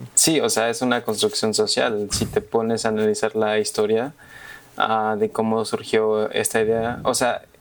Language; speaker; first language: Spanish; early bilingual, heritage; Spanish